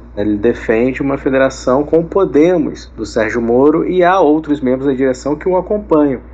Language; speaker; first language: Portuguese; native; Portuguese